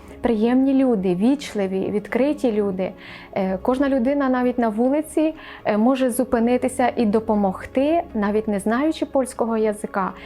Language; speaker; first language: Ukrainian; native; Ukrainian